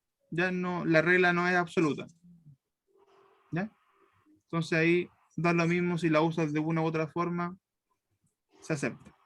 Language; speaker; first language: Spanish; native; Spanish